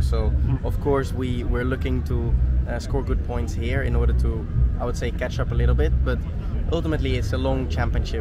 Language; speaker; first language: English; non-native, fluent; Dutch